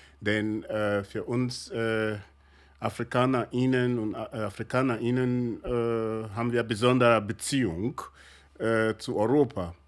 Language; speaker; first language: German; non-native, fluent; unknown